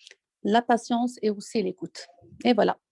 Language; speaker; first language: French; non-native, local second language; Arabic